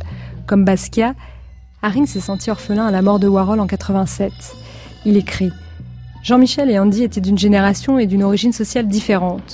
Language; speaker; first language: French; native; French